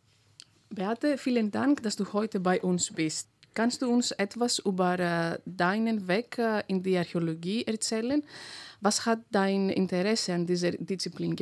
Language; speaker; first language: German; non-native, fluent; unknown